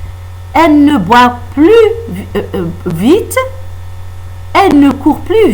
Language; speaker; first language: French; non-native, local second language; Arabic